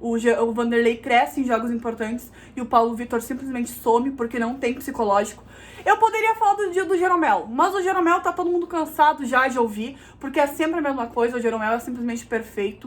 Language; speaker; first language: Portuguese; native; Portuguese